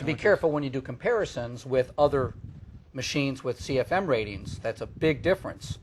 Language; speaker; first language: English; native; English